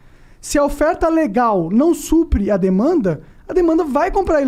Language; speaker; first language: Portuguese; native; Portuguese